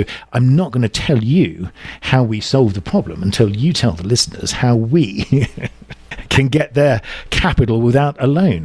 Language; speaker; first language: English; native; English